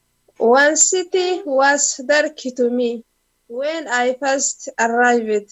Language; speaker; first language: English; non-native, learner; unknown